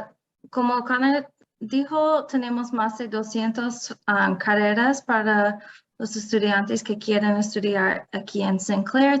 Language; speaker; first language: Spanish; non-native, fluent; English